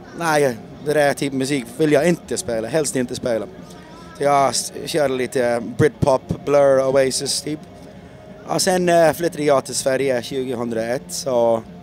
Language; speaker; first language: Swedish; non-native, fluent; English